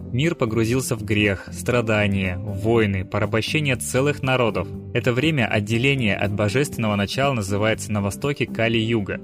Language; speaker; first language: Russian; native; Russian